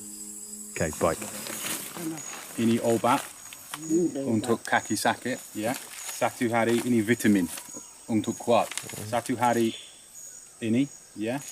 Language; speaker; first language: Indonesian; non-native, learner; English